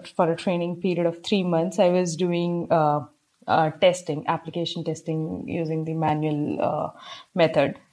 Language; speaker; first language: English; non-native, local second language; Hindi